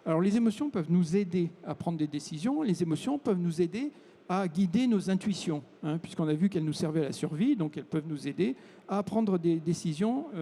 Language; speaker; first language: French; native; French